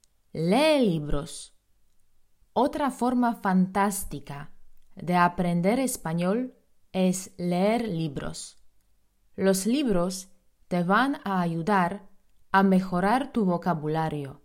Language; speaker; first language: Spanish; non-native, fluent; Polish